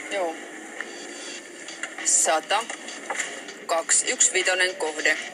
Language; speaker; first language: Finnish; native; Finnish